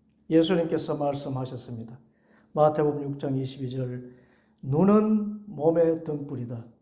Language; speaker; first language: Korean; native; Korean